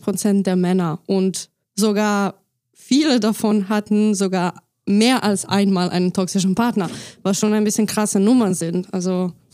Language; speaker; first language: German; non-native, fluent; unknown